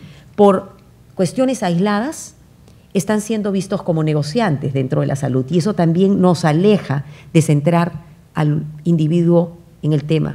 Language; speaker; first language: Spanish; native; Spanish